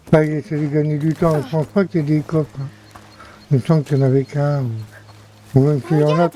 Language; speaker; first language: French; native; French